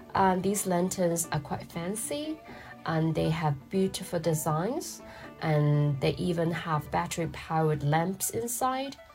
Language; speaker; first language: English; non-native, fluent; Chinese